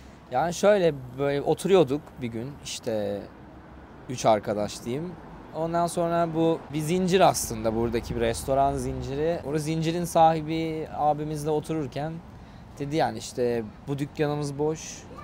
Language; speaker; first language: Turkish; native; Turkish